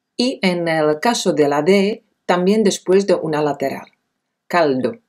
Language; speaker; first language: Spanish; non-native, fluent; Czech